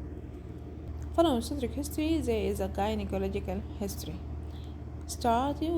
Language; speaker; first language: English; non-native, local second language; Arabic